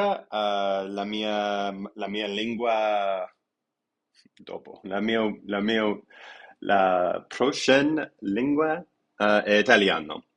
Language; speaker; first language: Italian; non-native, learner; English